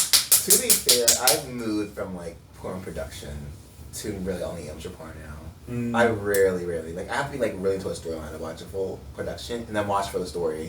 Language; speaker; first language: English; native; English